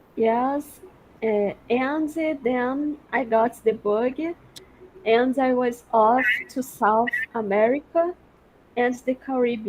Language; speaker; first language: English; non-native, learner; Portuguese